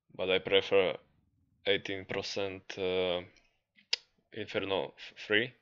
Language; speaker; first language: English; non-native, learner; Slovak